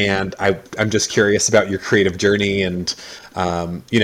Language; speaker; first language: English; native; English